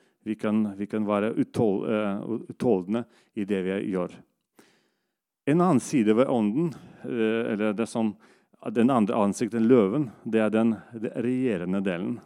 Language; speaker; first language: Norwegian; non-native, fluent; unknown